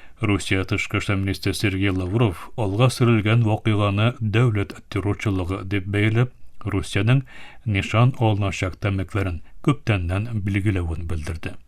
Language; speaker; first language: Tatar; early bilingual, heritage; Tatar